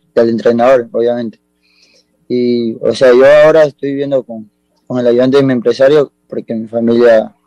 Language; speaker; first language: Spanish; native; Spanish